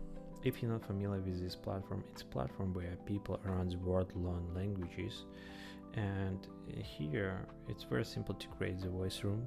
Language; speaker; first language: English; non-native, learner; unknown